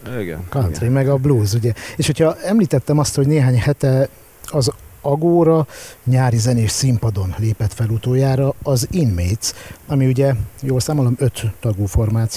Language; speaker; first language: Hungarian; native; Hungarian